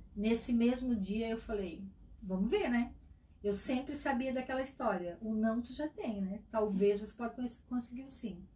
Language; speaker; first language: Portuguese; native; Portuguese